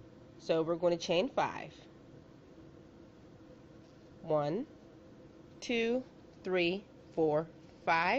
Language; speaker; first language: English; native; English